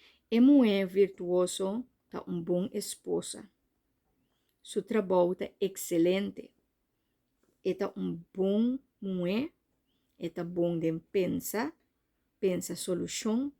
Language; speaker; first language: Portuguese; non-native, learner; Papiamento